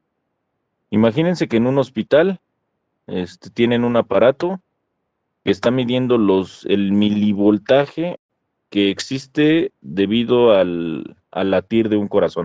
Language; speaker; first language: Spanish; native; Spanish